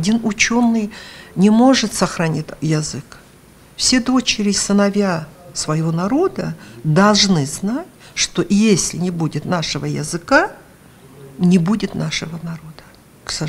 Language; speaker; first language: Russian; non-native, local second language; Karachay-Balkar